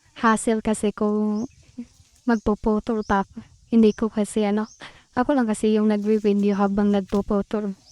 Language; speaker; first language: Filipino; non-native, local second language; Cebuano